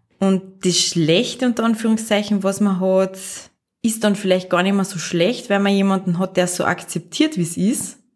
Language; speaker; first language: German; native; German